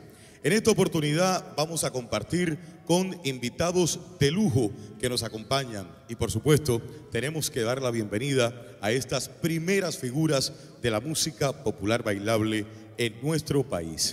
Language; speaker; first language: Spanish; native; Spanish